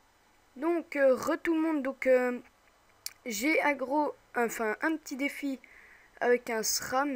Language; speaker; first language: French; native; French